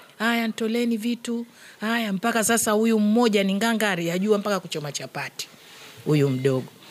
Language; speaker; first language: Swahili; native; Swahili